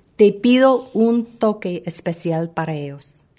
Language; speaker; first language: Spanish; non-native, fluent; English